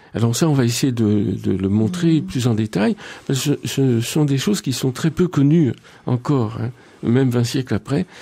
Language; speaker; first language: French; native; French